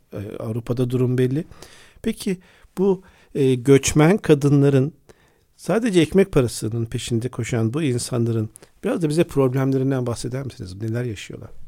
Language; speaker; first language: Turkish; native; Turkish